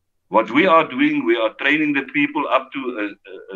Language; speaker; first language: English; non-native, local second language; Afrikaans